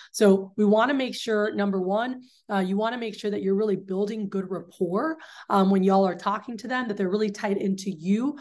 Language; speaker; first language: English; early bilingual, other home language; Spanish